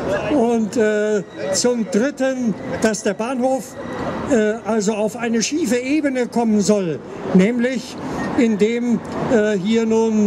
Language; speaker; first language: German; native; German